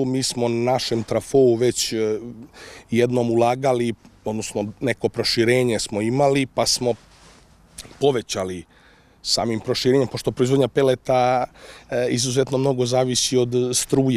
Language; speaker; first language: Serbian; native; Serbian